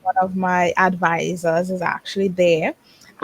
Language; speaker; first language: English; native; English